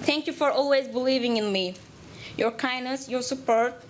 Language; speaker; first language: English; non-native, learner; Wolof